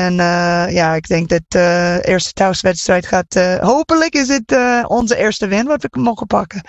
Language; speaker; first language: Dutch; non-native, fluent; English